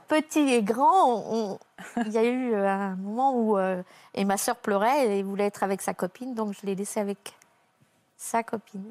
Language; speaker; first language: French; native; French